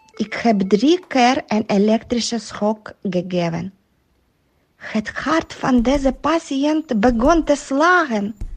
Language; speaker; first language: Dutch; non-native, learner; Ukrainian